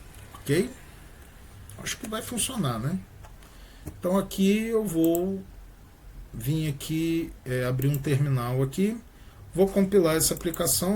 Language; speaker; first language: Portuguese; native; Portuguese